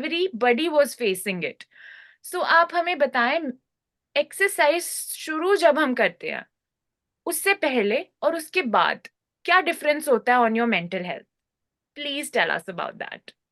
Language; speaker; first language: Hindi; native; Hindi